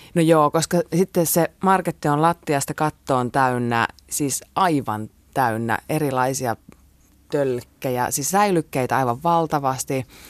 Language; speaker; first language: Finnish; native; Finnish